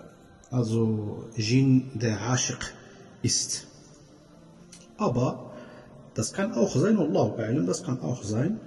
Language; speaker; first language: German; non-native, fluent; Arabic